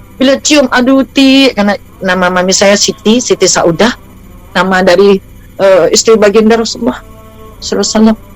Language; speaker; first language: Indonesian; native; Indonesian